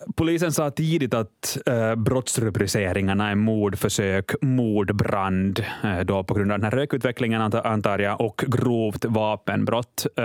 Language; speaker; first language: Swedish; native; Swedish